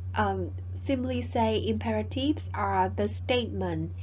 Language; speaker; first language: English; non-native, fluent; Vietnamese